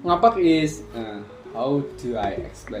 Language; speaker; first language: English; non-native, learner; Javanese